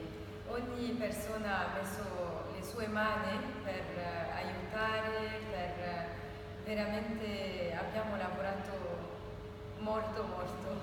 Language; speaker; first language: Italian; non-native, learner; Arabic